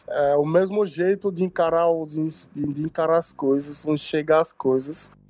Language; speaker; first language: Portuguese; non-native, fluent; Yoruba